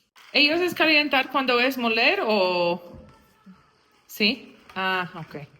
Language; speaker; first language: Spanish; early bilingual, heritage; English